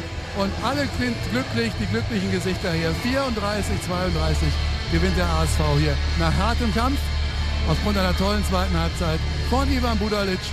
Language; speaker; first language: German; native; German